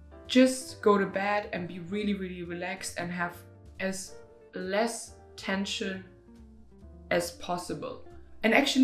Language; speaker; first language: English; non-native, fluent; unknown